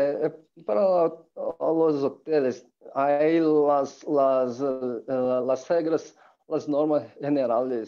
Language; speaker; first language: Spanish; non-native, fluent; Portuguese